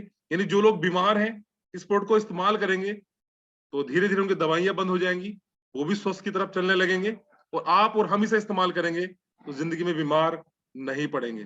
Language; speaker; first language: Hindi; native; Hindi